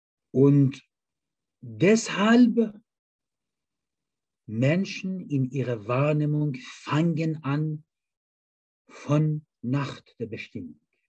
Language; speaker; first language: German; non-native, fluent; Persian